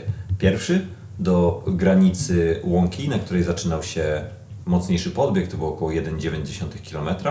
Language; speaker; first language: Polish; native; Polish